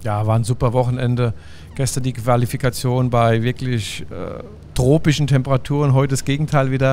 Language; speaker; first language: German; native; German